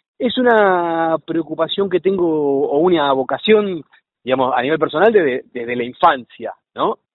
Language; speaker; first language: Spanish; native; Spanish